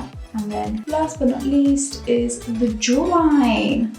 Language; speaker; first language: English; native; English